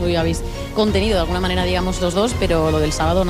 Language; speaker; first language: Spanish; native; Spanish